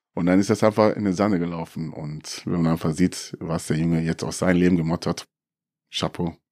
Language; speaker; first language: German; early bilingual, other home language; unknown